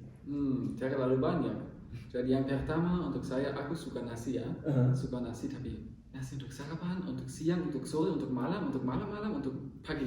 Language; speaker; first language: Indonesian; non-native, learner; German